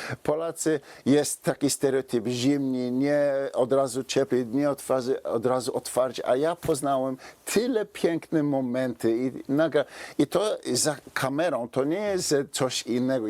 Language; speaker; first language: Polish; non-native, fluent; English